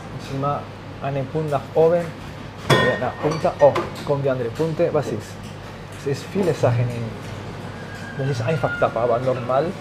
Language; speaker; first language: German; non-native, learner; Spanish